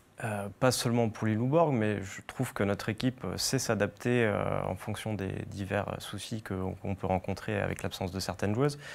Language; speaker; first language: French; native; French